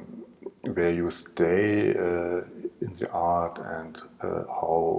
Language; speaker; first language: English; non-native, learner; German